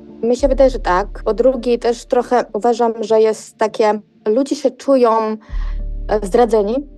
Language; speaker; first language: Polish; non-native, fluent; Georgian